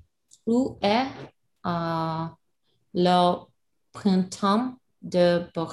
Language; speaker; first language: French; non-native, learner; Russian